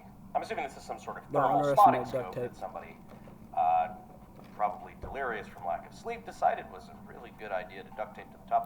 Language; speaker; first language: English; native; English